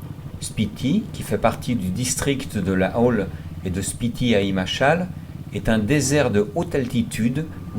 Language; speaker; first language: French; native; French